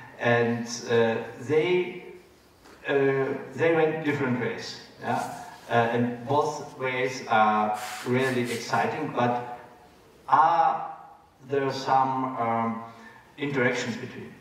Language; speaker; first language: English; non-native, fluent; German